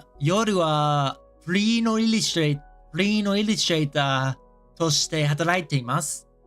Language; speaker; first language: Japanese; non-native, learner; English